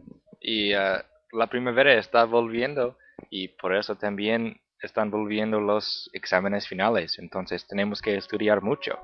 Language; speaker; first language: Spanish; non-native, learner; English